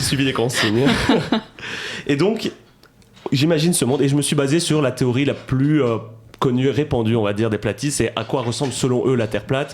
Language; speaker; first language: French; native; French